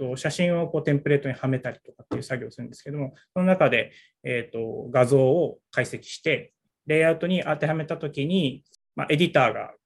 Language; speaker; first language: Japanese; native; Japanese